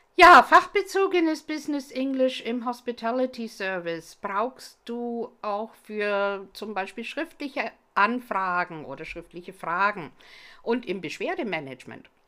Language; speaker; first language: German; non-native, fluent; English